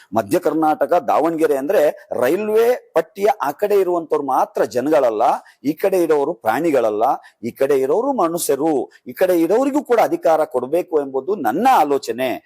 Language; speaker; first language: Kannada; non-native, local second language; Urdu